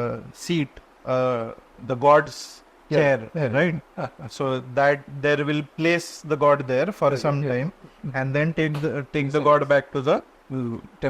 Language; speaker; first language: English; non-native, local second language; Konkani